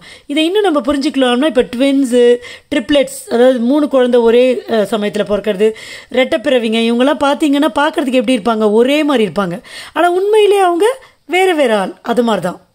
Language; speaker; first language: Tamil; native; Tamil